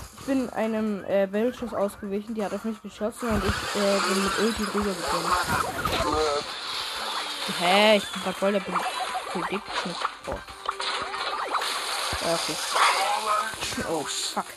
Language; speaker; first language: German; native; German